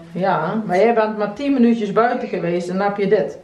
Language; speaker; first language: Dutch; native; Dutch